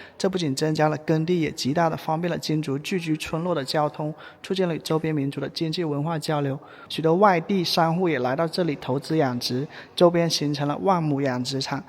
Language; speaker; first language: Chinese; native; Chinese